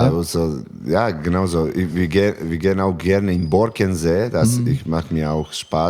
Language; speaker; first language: German; non-native, learner; Serbian